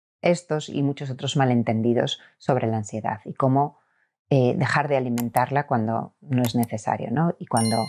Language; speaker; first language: Spanish; native; Spanish